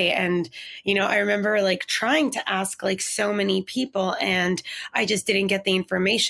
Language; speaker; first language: English; native; English